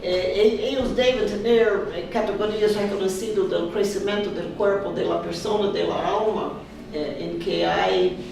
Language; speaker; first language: Spanish; non-native, fluent; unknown